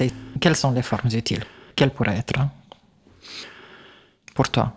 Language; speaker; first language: French; native; French